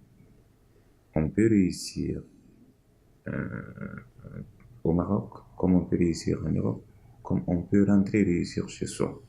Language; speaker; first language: French; non-native, local second language; Mossi